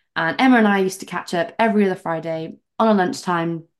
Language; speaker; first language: English; native; English